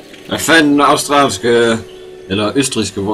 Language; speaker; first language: Danish; native; Danish